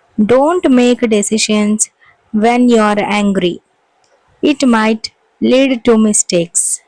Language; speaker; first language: English; non-native, local second language; Telugu